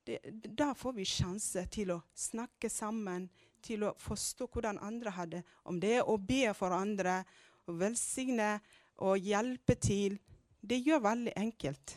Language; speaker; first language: Norwegian; non-native, fluent; Amharic